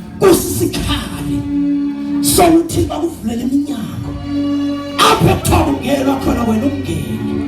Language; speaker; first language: Zulu; non-native, local second language; Xhosa